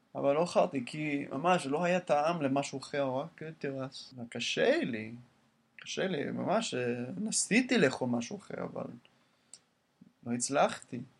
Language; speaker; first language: Hebrew; non-native, learner; English